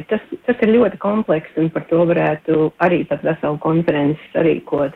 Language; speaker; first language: Latvian; early bilingual, heritage; Latvian